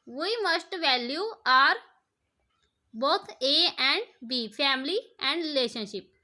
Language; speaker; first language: English; non-native, local second language; Punjabi